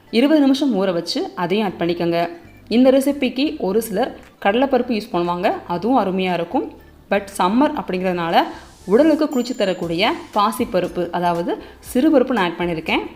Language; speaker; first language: Tamil; native; Tamil